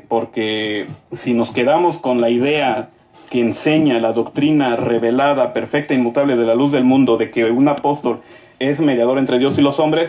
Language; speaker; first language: Spanish; native; Spanish